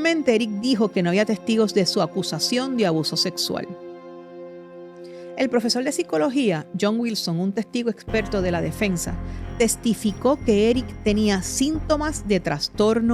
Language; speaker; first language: Spanish; native; Spanish